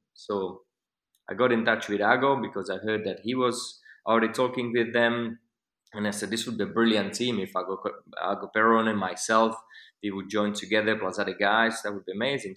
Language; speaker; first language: English; non-native, fluent; Slovak